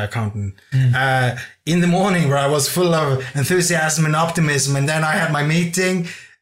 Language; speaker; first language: English; non-native, fluent; Norwegian